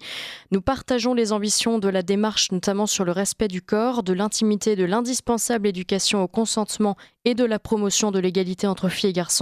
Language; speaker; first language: French; native; French